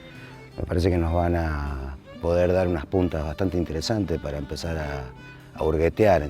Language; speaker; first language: Spanish; native; Spanish